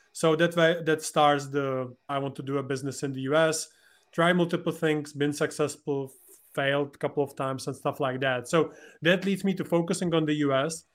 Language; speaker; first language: English; non-native, fluent; Czech